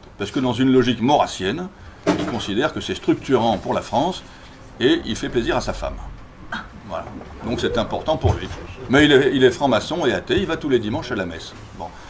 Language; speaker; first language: French; native; French